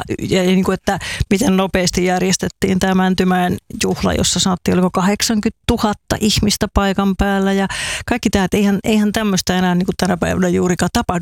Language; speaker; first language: Finnish; native; Finnish